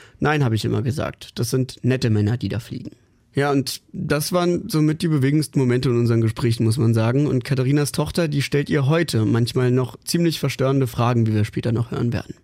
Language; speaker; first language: German; native; German